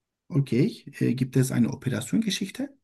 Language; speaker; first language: German; non-native, learner; Turkish